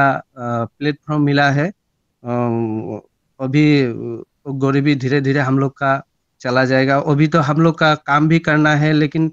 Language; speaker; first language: Hindi; non-native, local second language; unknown